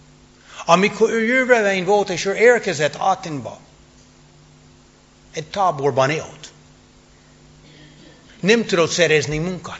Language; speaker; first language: Hungarian; non-native, fluent; English